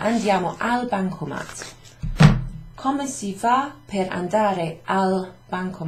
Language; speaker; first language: Italian; non-native, fluent; English